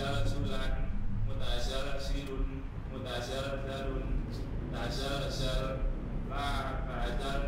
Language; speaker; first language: Arabic; non-native, learner; Indonesian